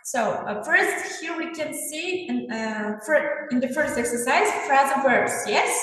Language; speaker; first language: English; non-native, fluent; Kazakh